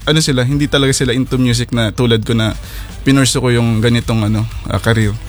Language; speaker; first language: Filipino; non-native, local second language; Bikol